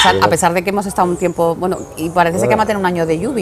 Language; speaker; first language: Spanish; native; Spanish